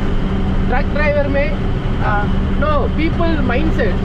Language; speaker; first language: Hindi; non-native, learner; Tamil